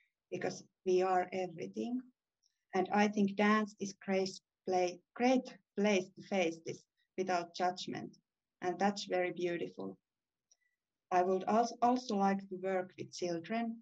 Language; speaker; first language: English; non-native, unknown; Finnish